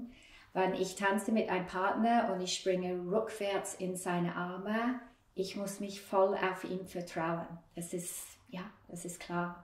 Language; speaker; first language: German; non-native, fluent; English